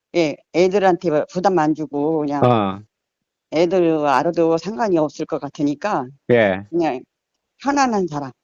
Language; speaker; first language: Korean; native; Korean